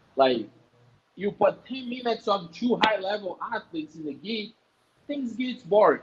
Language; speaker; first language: English; non-native, fluent; Portuguese